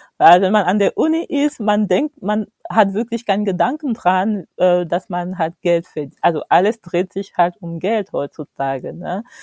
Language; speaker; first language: German; non-native, fluent; French